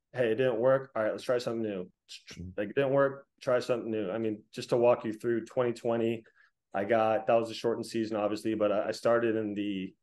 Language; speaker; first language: English; native; English